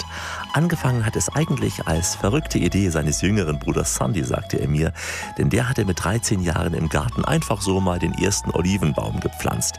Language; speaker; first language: German; native; German